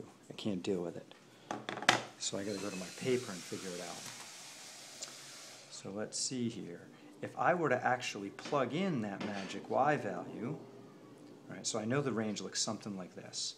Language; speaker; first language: English; native; English